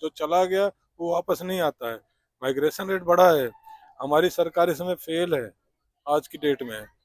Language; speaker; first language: Hindi; native; Hindi